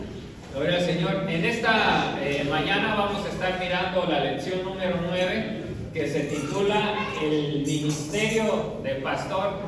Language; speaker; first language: Spanish; native; Spanish